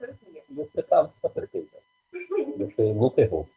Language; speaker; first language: Portuguese; native; Portuguese